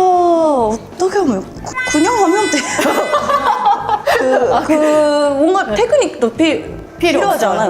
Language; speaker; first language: Korean; non-native, learner; Japanese